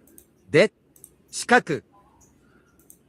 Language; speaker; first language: Japanese; non-native, learner; English